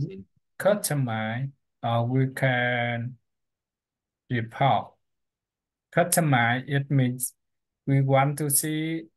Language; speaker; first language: English; non-native, learner; Vietnamese